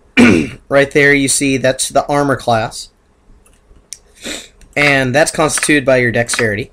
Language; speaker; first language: English; native; English